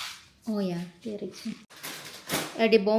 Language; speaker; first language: Danish; non-native, learner; Filipino